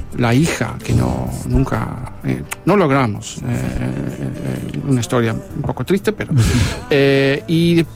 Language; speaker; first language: Spanish; non-native, fluent; Dutch